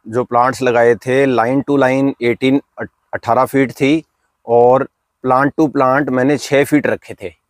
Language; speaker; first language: Hindi; native; Hindi